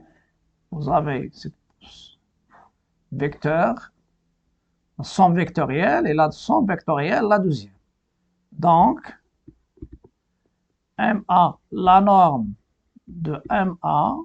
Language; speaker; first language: French; non-native, local second language; Arabic